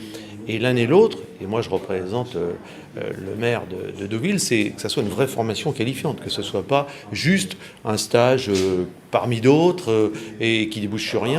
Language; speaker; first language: French; native; French